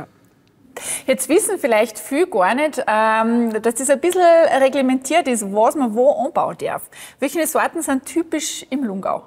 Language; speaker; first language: German; native; German